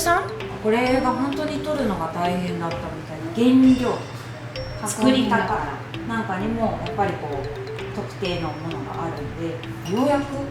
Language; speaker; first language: Japanese; native; Japanese